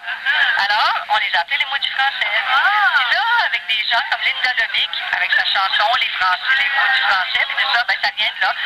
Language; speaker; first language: French; native; French